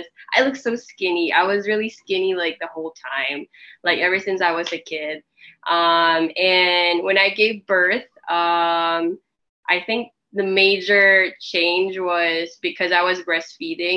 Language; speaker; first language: English; non-native, local second language; Filipino